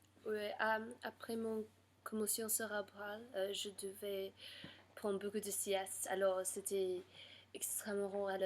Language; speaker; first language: French; non-native, learner; English